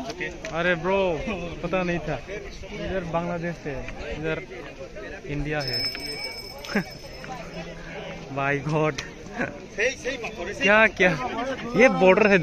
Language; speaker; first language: Hindi; non-native, local second language; Kok Borok